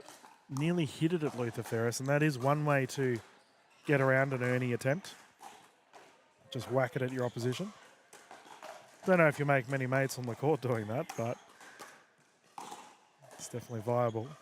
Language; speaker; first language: English; native; English